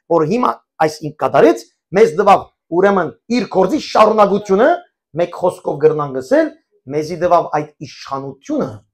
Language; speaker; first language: Armenian; early bilingual, heritage; Armenian